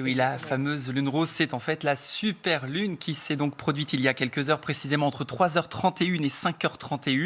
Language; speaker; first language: French; native; French